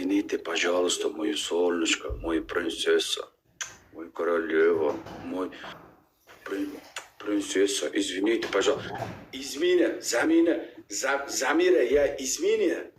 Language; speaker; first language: Russian; non-native, learner; Uzbek